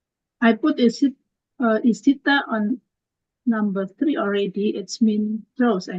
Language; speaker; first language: English; non-native, learner; Indonesian